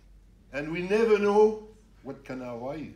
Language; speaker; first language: English; non-native, learner; French